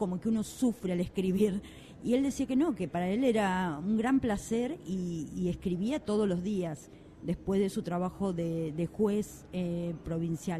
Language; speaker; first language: Spanish; native; Spanish